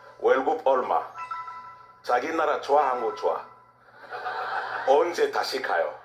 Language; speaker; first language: Korean; non-native, learner; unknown